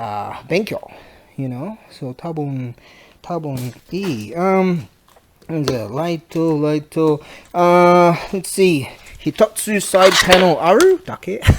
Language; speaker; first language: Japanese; non-native, learner; English